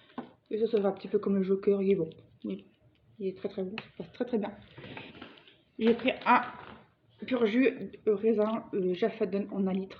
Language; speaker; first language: French; native; French